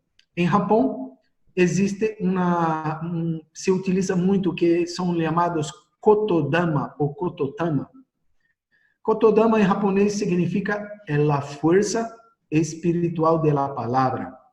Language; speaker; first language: Spanish; non-native, learner; Portuguese